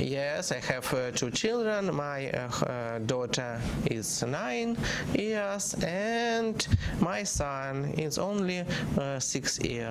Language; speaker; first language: English; non-native, learner; Ukrainian